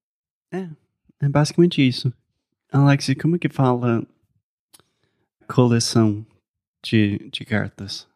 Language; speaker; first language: Portuguese; non-native, fluent; English